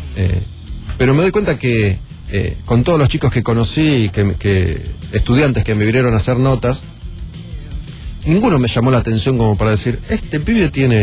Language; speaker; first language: Spanish; native; Spanish